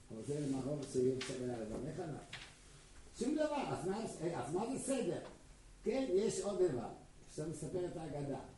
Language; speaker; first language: Hebrew; non-native, fluent; Czech